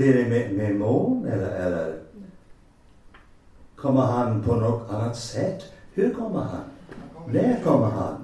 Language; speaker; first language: Swedish; non-native, fluent; English